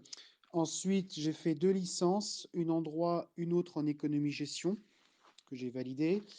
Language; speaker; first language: French; native; French